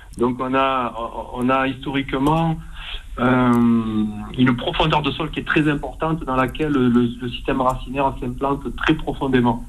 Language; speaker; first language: French; native; French